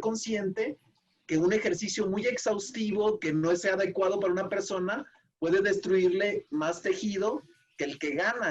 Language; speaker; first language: Spanish; native; Spanish